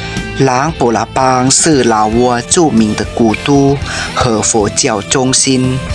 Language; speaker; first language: Chinese; non-native, learner; Lao